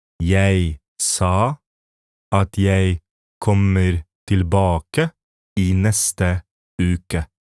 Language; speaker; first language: Norwegian; non-native, fluent; Polish